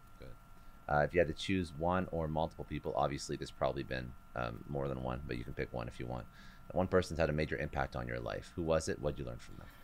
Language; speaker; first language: English; native; English